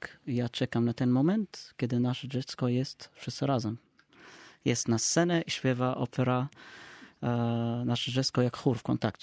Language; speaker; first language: Polish; non-native, learner; Arabic